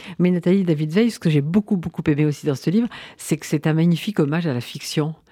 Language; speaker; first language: French; native; French